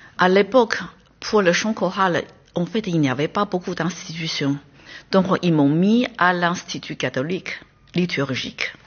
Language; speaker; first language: French; non-native, fluent; Chinese